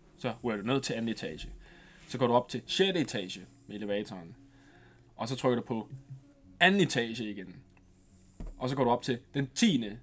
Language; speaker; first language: Danish; native; Danish